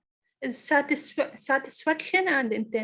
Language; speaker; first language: English; non-native, learner; Arabic